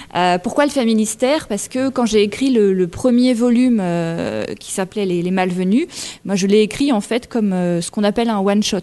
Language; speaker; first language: French; native; French